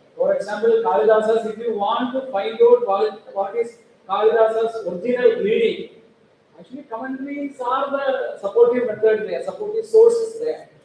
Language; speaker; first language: English; non-native, local second language; Malayalam